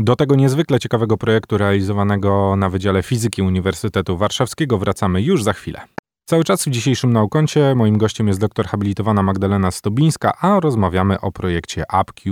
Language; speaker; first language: Polish; native; Polish